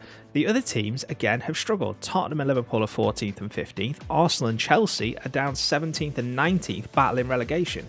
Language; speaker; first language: English; native; English